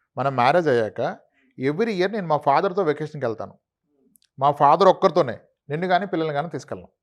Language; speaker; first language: Telugu; non-native, local second language; Kannada